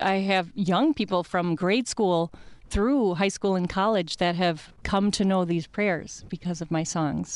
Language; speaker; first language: English; early bilingual, other home language; Italian